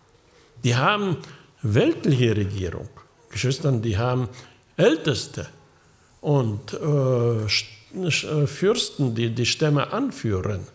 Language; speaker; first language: German; early bilingual, heritage; German